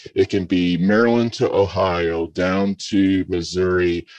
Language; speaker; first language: English; native; English